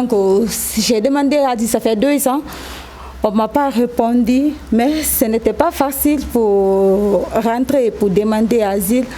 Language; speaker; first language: French; non-native, local second language; Susu